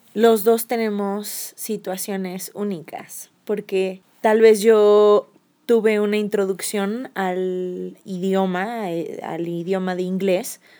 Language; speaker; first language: Spanish; native; Spanish